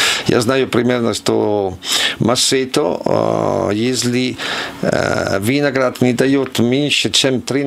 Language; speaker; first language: Russian; non-native, learner; Italian